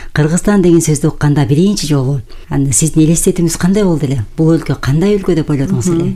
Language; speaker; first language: Kyrgyz; native; Kyrgyz